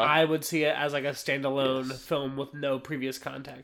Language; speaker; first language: English; native; English